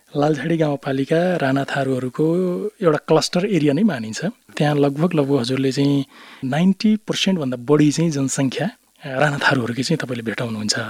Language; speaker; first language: Nepali; non-native, local second language; Rana Tharu